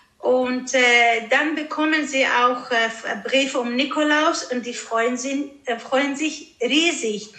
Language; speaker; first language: German; early bilingual, other home language; Greek